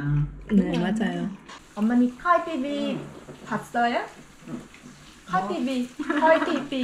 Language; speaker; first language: Korean; non-native, learner; Vietnamese